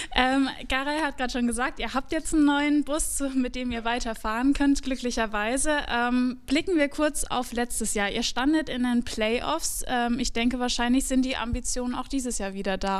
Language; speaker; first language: German; native; German